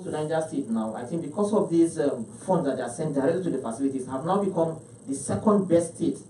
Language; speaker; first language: English; non-native, local second language; Hausa